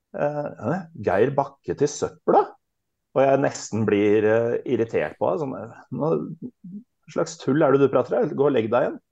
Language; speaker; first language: Norwegian; native; Norwegian